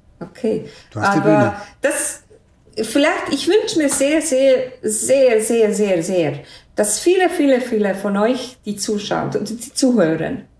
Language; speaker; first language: German; non-native, fluent; Bosnian